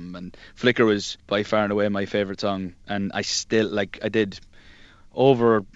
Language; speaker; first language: English; native; English